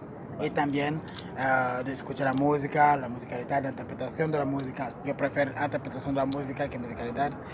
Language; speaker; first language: Spanish; non-native, learner; Portuguese